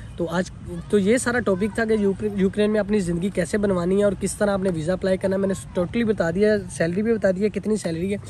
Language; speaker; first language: Urdu; non-native, local second language; Punjabi